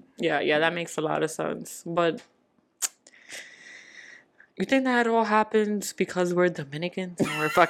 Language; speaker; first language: English; early bilingual, other home language; Spanish